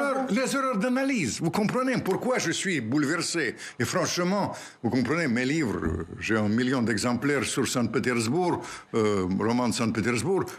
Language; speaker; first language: French; non-native, fluent; Russian